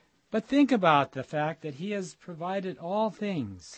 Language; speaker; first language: English; native; English